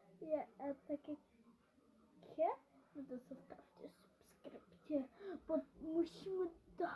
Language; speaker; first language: Polish; early bilingual, heritage; Polish